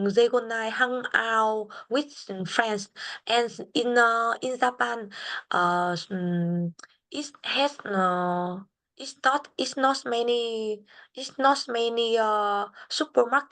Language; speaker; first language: English; non-native, learner; Vietnamese